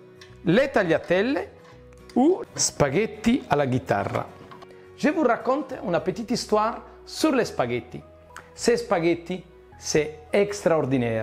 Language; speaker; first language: French; non-native, fluent; Italian